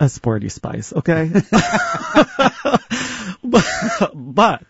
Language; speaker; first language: English; non-native, fluent; Arabic